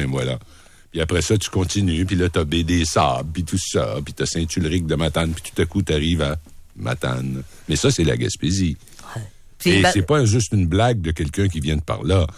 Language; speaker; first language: French; native; French